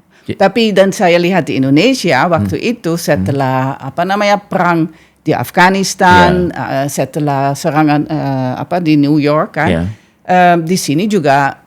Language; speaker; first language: Indonesian; non-native, fluent; Dutch